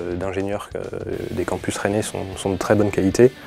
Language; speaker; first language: French; native; French